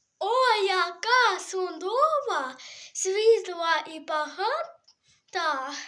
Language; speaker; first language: Ukrainian; native; Ukrainian